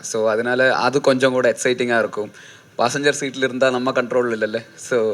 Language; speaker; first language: Tamil; non-native, learner; Malayalam